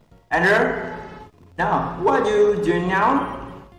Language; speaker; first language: English; non-native, learner; Vietnamese